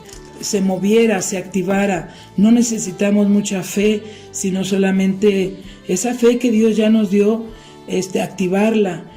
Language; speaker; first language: Spanish; native; Spanish